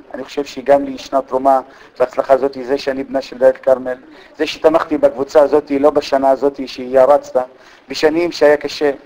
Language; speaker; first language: Hebrew; non-native, local second language; Arabic